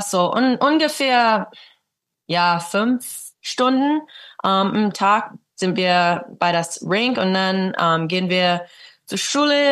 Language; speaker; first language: German; non-native, learner; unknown